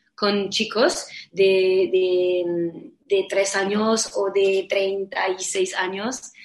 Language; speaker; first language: Spanish; non-native, learner; French